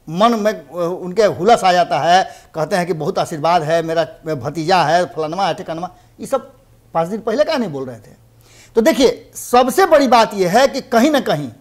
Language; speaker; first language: Hindi; native; Hindi